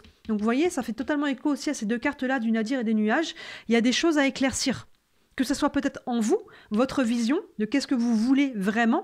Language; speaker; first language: French; native; French